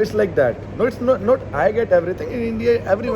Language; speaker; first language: English; non-native, local second language; Punjabi